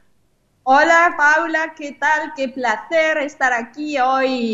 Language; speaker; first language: Spanish; non-native, fluent; Italian